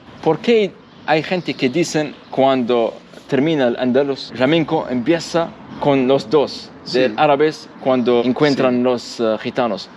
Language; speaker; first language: Spanish; non-native, learner; Arabic